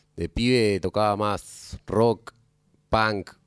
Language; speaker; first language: Spanish; native; Spanish